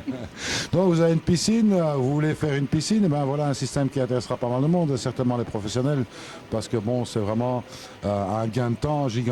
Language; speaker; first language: French; native; French